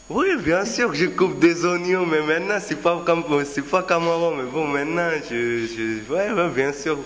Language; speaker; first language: French; non-native, fluent; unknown